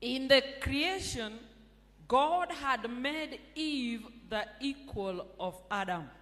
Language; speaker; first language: English; non-native, local second language; Swahili